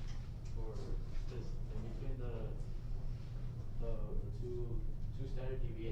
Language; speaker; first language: English; native; English